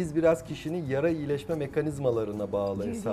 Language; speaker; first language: Turkish; native; Turkish